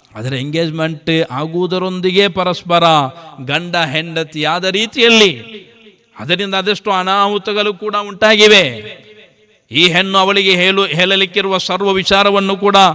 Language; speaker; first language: Kannada; non-native, local second language; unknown